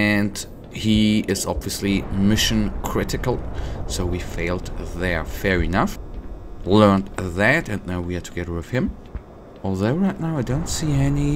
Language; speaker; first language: English; non-native, fluent; German